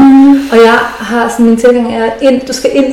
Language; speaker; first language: Danish; native; Danish